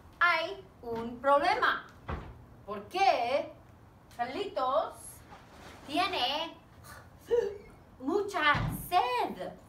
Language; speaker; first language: Spanish; non-native, fluent; English